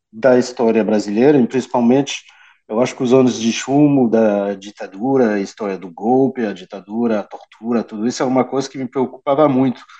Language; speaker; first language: Portuguese; early bilingual, heritage; Portuguese